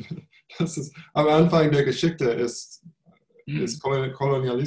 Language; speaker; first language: German; non-native, fluent; English